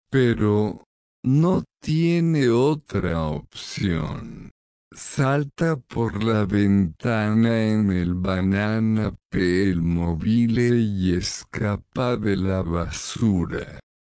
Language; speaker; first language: Spanish; non-native, learner; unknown